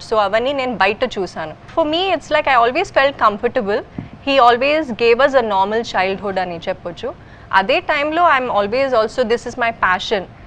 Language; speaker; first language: Telugu; early bilingual, heritage; Kannada